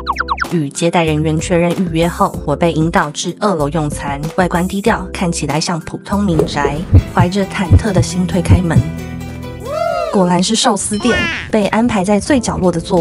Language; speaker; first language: Chinese; native; Chinese